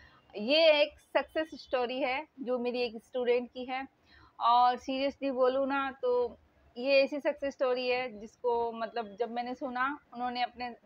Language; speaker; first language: Hindi; native; Hindi